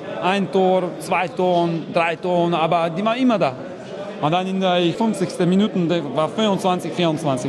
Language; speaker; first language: German; non-native, learner; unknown